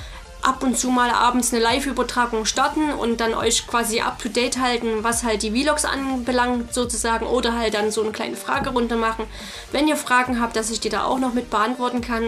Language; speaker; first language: German; native; German